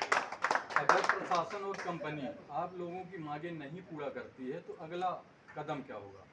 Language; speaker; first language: Hindi; native; Hindi